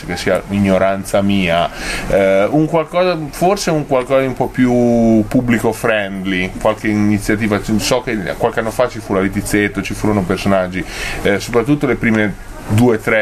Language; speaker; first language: Italian; native; Italian